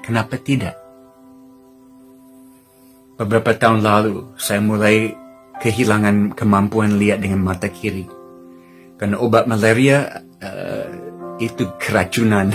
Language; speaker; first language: Indonesian; non-native, fluent; English